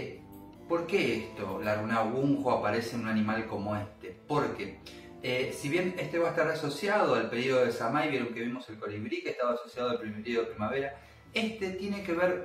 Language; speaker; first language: Spanish; native; Spanish